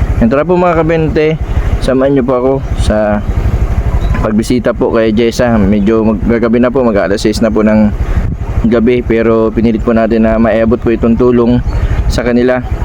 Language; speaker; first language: Filipino; native; Filipino